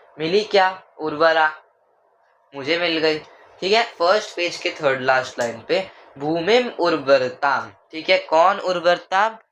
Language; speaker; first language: Hindi; non-native, local second language; Marathi